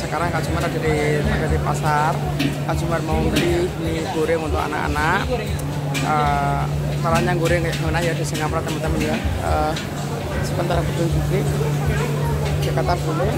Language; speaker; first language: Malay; non-native, local second language; Indonesian